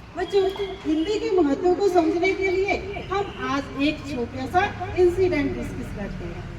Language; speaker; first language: Hindi; native; Hindi